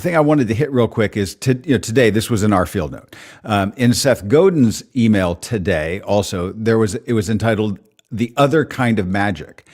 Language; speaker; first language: English; native; English